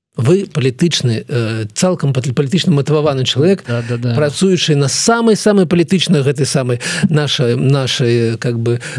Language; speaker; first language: Belarusian; native; Belarusian